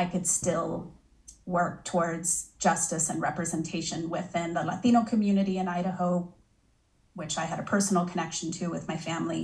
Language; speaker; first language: English; native; English